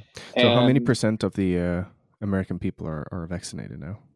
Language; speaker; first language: English; non-native, fluent; Swedish